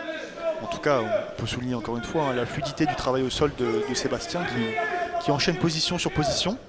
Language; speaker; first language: French; native; French